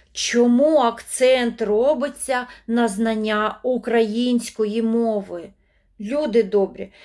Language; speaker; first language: Ukrainian; non-native, local second language; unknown